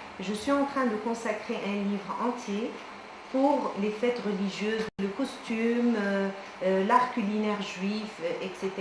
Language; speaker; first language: French; non-native, local second language; Arabic